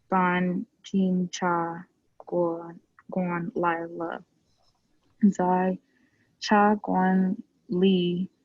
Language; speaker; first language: Chinese; non-native, learner; English